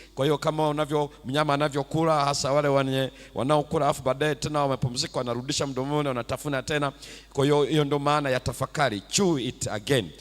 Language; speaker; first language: Swahili; native; Swahili